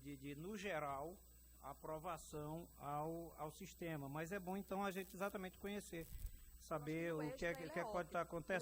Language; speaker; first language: Portuguese; native; Portuguese